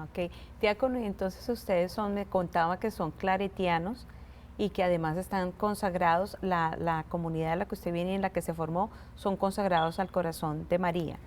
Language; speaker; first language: Spanish; native; Spanish